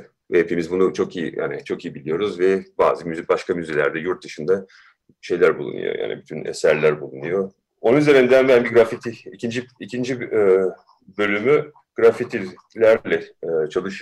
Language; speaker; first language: Turkish; early bilingual, heritage; Turkish